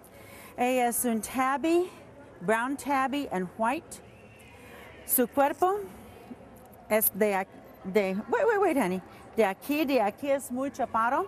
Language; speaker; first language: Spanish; early bilingual, heritage; Spanish